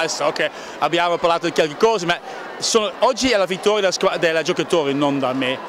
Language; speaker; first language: Italian; non-native, learner; Dutch